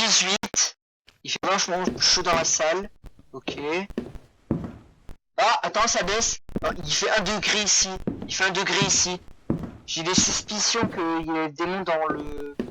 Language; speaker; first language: French; native; French